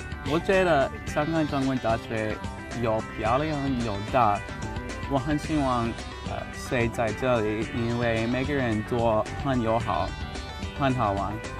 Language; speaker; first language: Chinese; non-native, learner; English